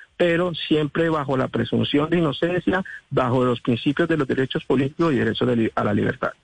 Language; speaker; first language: Spanish; non-native, local second language; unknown